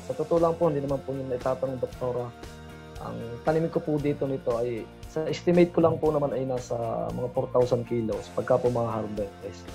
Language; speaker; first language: Filipino; native; Filipino